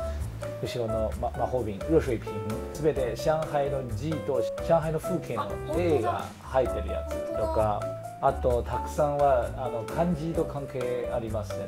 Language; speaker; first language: Japanese; non-native, fluent; Chinese